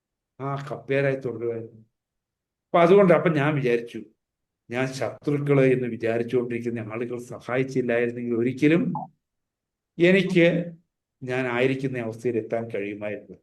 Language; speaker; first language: Malayalam; native; Malayalam